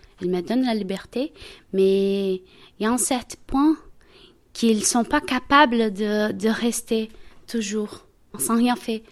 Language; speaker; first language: French; non-native, learner; Portuguese